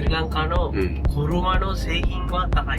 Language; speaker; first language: Japanese; non-native, learner; Sinhala